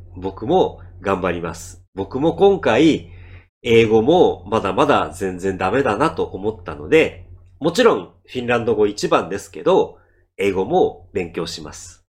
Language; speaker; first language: Japanese; native; Japanese